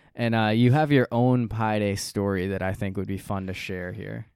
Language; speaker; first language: English; native; English